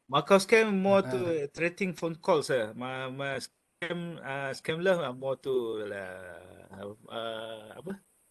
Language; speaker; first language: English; non-native, learner; Malay